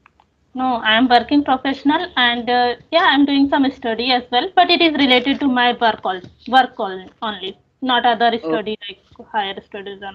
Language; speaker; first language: English; non-native, local second language; Hindi